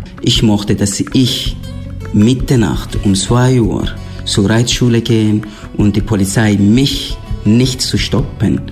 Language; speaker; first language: German; non-native, fluent; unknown